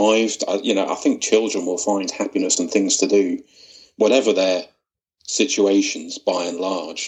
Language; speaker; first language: English; native; English